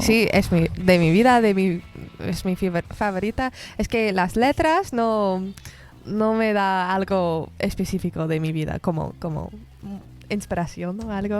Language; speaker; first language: Spanish; non-native, learner; English